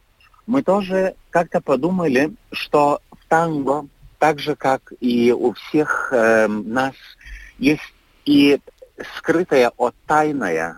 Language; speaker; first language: Russian; non-native, fluent; Lithuanian